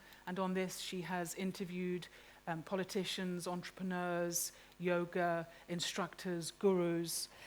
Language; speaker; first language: English; native; English